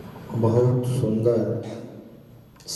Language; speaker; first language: Hindi; native; Hindi